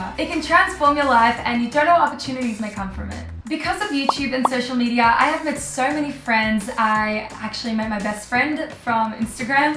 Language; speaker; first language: English; native; English